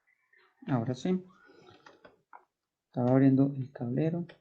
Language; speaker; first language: Spanish; native; Spanish